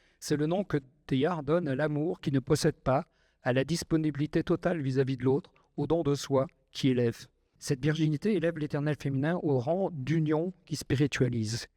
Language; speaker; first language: French; native; French